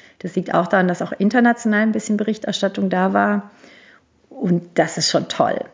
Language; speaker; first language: German; early bilingual, other home language; Turkish